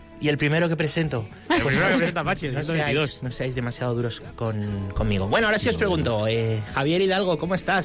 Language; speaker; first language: Spanish; native; Spanish